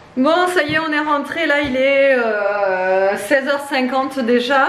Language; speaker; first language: French; native; French